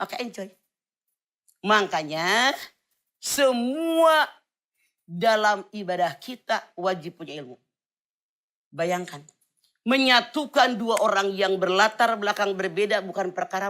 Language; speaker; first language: Indonesian; native; Indonesian